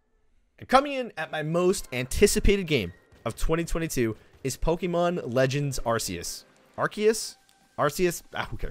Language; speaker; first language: English; native; English